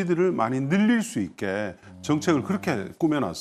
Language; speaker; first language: Korean; native; Korean